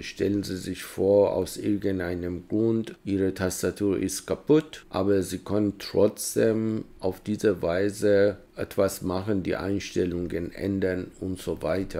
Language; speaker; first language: German; non-native, fluent; Persian